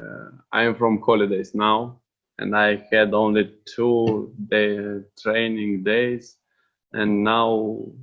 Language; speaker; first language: English; non-native, learner; Romanian